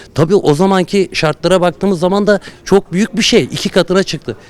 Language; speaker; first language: Turkish; native; Turkish